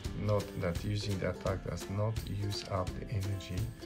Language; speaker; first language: English; non-native, learner; Romanian